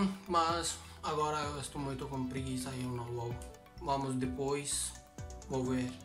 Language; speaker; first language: Portuguese; non-native, learner; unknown